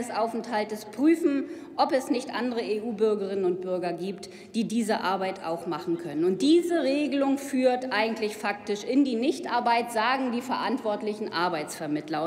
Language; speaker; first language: German; native; German